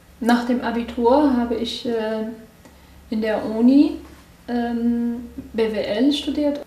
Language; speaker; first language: German; non-native, learner; Arabic